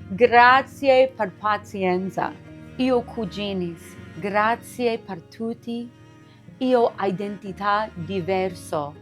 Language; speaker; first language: Italian; non-native, learner; English